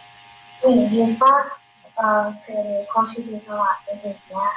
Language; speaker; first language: French; non-native, learner; English